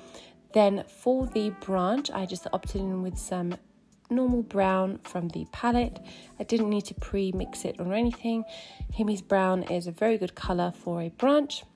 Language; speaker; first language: English; native; English